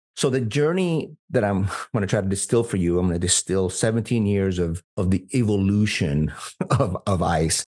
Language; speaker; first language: English; non-native, fluent; Spanish